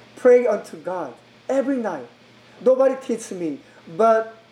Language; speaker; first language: English; non-native, learner; Korean